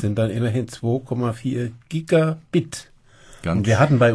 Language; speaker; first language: German; native; German